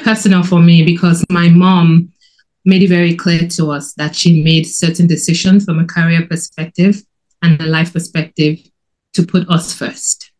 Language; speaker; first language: English; non-native, local second language; Yoruba